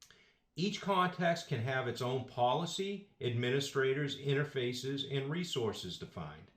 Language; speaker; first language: English; native; English